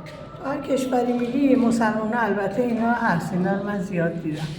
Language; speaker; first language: Persian; native; Persian